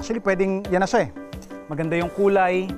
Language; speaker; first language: Filipino; native; Filipino